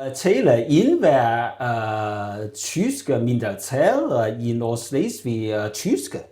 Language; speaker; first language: Danish; non-native, learner; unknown